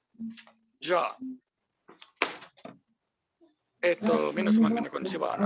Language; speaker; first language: Japanese; non-native, fluent; Finnish